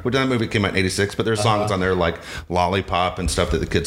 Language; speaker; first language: English; native; English